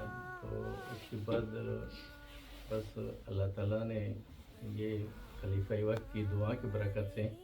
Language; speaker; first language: Hindi; non-native, fluent; Pashto